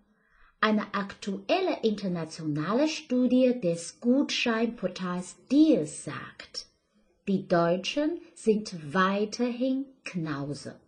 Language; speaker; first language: German; non-native, fluent; Chinese